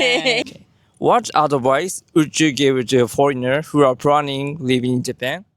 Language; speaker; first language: English; non-native, learner; Japanese